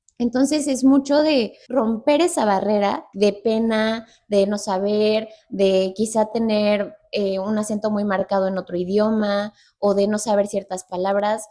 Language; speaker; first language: Spanish; native; Spanish